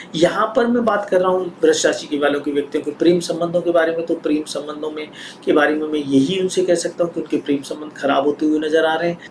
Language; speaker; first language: Hindi; native; Hindi